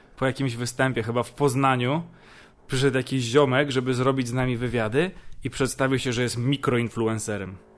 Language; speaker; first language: Polish; native; Polish